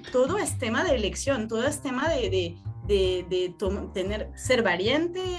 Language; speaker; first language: Spanish; non-native, fluent; French